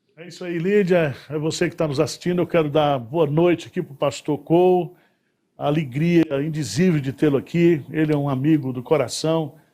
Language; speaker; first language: Portuguese; native; Portuguese